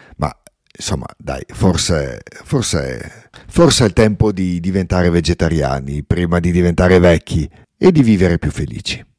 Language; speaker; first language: Italian; non-native, local second language; Ladin